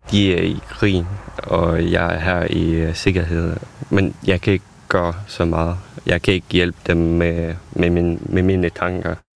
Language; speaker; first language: Danish; non-native, fluent; Ukrainian